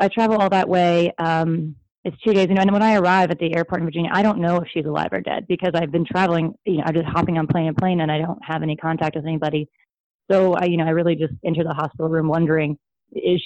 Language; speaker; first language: English; native; English